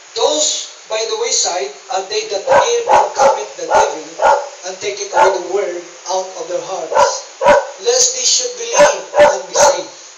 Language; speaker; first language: English; non-native, local second language; Filipino